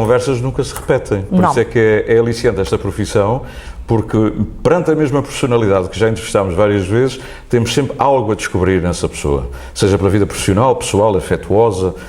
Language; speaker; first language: Portuguese; native; Portuguese